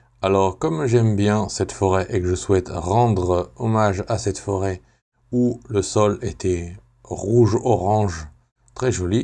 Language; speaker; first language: French; native; French